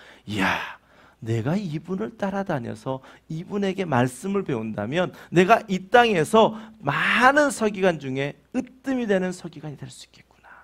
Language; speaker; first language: Korean; native; Korean